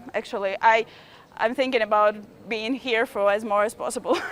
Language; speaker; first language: English; non-native, fluent; Ukrainian